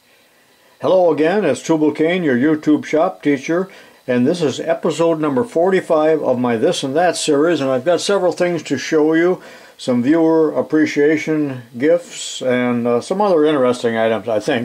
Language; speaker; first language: English; native; English